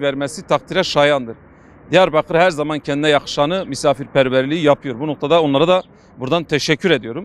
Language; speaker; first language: Turkish; non-native, local second language; Kurdish